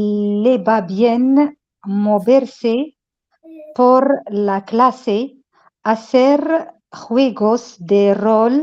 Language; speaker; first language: Spanish; non-native, learner; Arabic